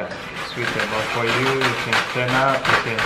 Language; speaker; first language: English; non-native, learner; Balinese